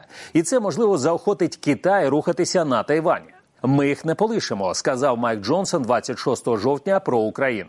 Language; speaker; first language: Ukrainian; native; Ukrainian